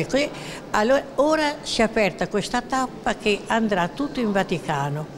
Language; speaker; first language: Italian; native; Italian